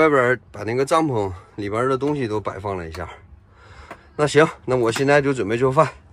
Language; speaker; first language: Chinese; native; Chinese